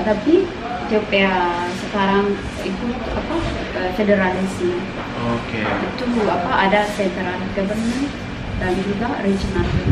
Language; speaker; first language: Indonesian; non-native, learner; Amharic